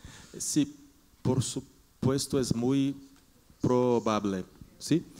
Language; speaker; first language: Spanish; non-native, learner; Portuguese